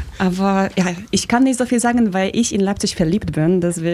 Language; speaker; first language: German; non-native, fluent; Polish